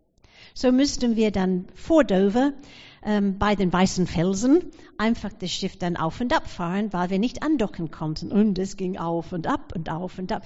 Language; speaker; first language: German; non-native, fluent; English